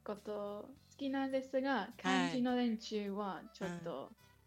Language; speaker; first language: Japanese; non-native, fluent; English